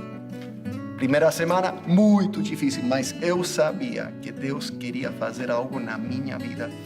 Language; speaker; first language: Portuguese; non-native, fluent; English